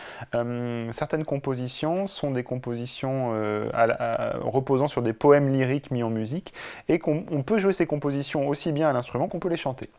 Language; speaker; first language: French; native; French